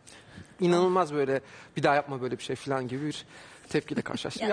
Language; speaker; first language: Turkish; native; Turkish